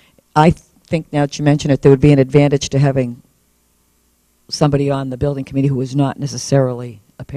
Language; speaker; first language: English; native; English